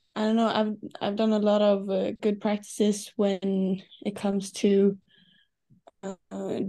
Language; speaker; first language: English; non-native, fluent; Swedish